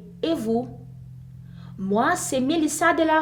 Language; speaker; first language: French; non-native, fluent; Portuguese